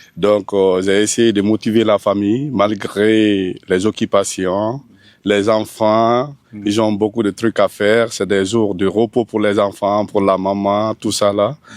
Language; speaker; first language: French; non-native, local second language; Fula